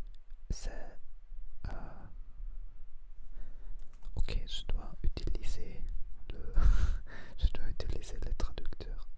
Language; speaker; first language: French; non-native, learner; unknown